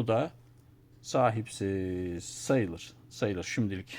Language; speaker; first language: Turkish; native; Turkish